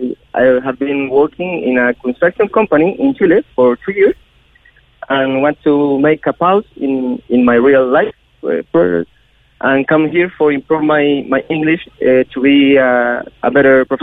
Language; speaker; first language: English; non-native, learner; Spanish